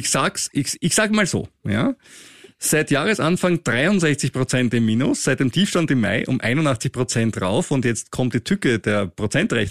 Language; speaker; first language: German; native; German